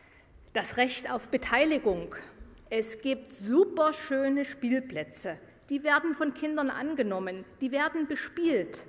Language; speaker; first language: German; native; German